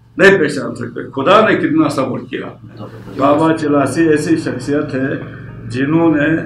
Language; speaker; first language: Urdu; non-native, local second language; Shan